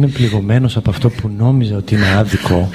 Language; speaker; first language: Greek; native; Greek